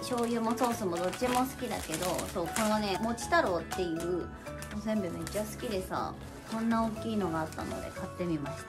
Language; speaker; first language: Japanese; native; Japanese